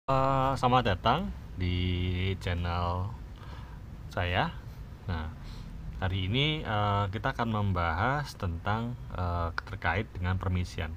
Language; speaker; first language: Indonesian; native; Indonesian